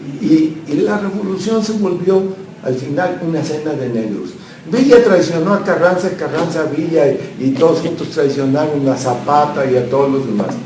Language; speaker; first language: Spanish; native; Spanish